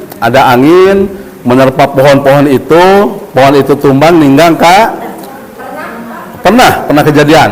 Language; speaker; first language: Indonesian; non-native, local second language; Sundanese